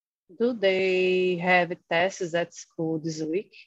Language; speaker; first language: English; non-native, learner; Portuguese